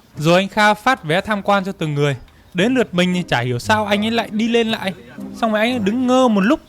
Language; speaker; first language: Vietnamese; native; Vietnamese